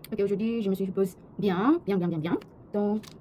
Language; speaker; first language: French; non-native, learner; Korean